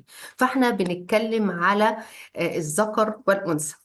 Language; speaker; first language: Arabic; native; Arabic